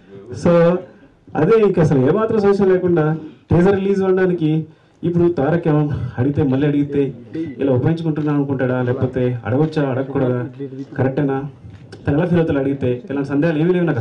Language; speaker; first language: Telugu; native; Telugu